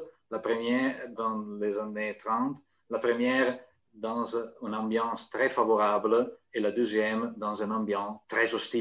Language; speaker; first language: French; non-native, fluent; Italian